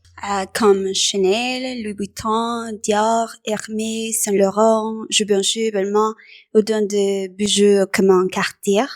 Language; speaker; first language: French; non-native, learner; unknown